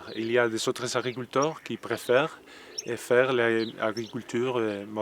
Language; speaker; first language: French; non-native, learner; Spanish